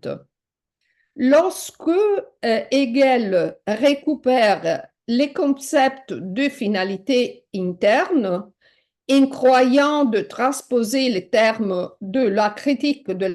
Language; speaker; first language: French; non-native, fluent; Italian